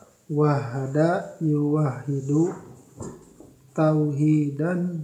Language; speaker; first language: Arabic; non-native, learner; Indonesian